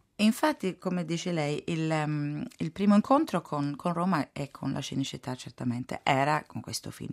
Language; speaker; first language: Italian; non-native, fluent; Swedish